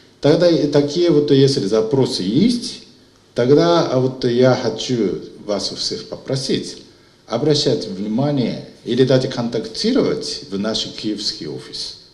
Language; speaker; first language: Russian; non-native, fluent; Japanese